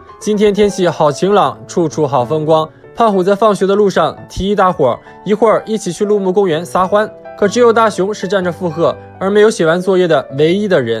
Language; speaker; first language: Chinese; native; Chinese